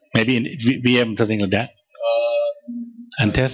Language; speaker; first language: English; non-native, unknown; Thai